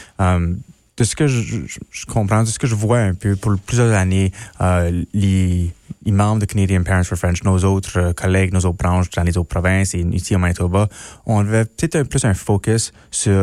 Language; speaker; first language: French; non-native, local second language; English